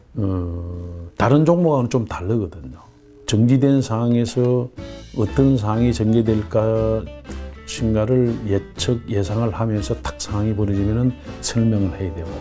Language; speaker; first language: Korean; native; Korean